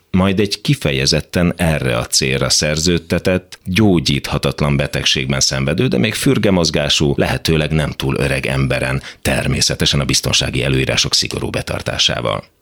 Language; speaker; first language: Hungarian; native; Hungarian